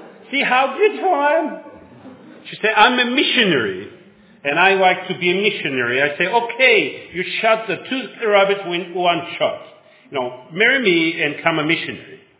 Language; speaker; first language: English; non-native, learner; Bulgarian